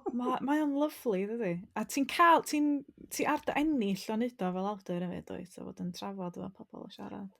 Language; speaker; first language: Welsh; native; Welsh